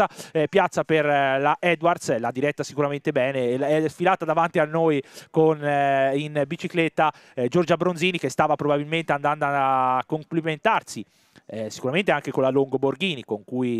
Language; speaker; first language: Italian; native; Italian